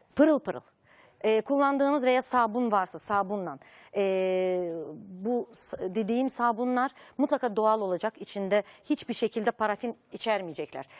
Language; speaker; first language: Turkish; native; Turkish